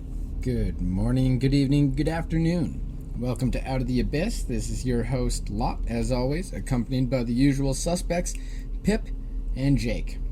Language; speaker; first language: English; native; English